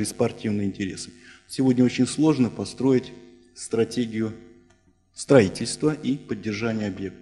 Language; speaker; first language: Russian; native; Russian